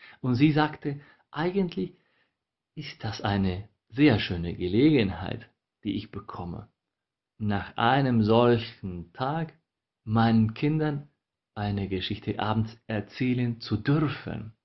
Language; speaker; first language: German; non-native, fluent; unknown